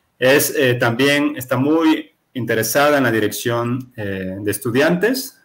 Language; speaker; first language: Spanish; native; Spanish